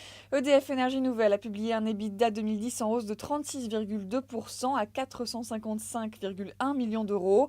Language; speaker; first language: French; native; French